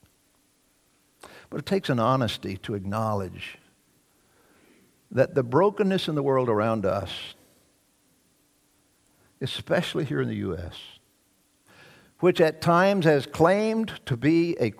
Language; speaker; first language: English; native; English